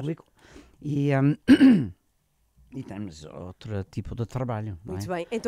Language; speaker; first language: Portuguese; non-native, learner; English